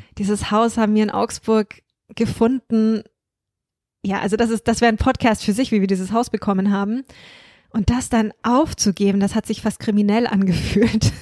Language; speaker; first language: German; native; German